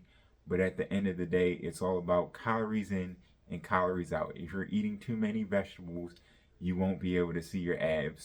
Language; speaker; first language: English; native; English